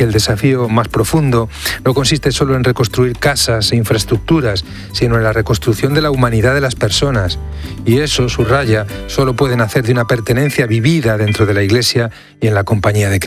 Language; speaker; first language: Spanish; native; Spanish